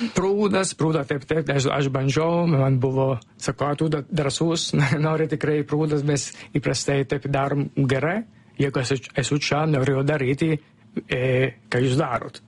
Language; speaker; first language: Lithuanian; non-native, learner; Italian